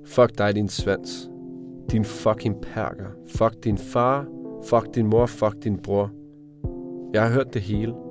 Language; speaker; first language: Danish; native; Danish